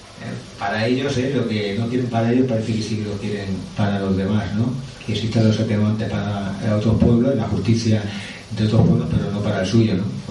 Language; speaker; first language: Spanish; native; Spanish